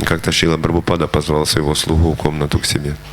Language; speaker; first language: Russian; native; Russian